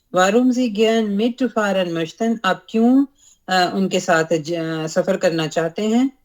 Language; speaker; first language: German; non-native, learner; Urdu